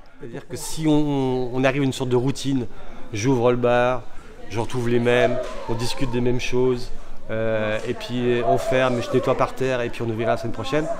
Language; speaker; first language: French; native; French